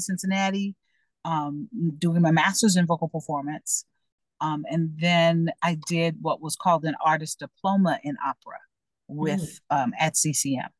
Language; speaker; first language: English; native; English